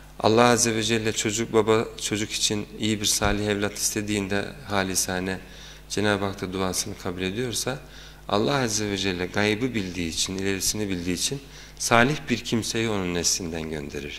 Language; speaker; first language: Turkish; native; Turkish